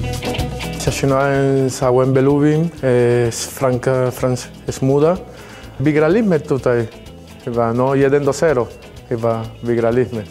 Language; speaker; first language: Polish; non-native, learner; Spanish